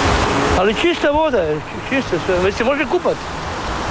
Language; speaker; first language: Russian; non-native, learner; Croatian